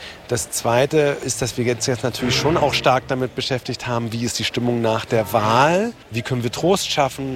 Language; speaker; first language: German; native; German